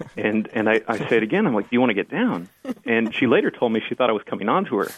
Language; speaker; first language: English; early bilingual, other home language; Spanish